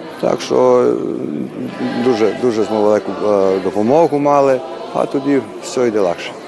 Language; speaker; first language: Ukrainian; early bilingual, heritage; Ukrainian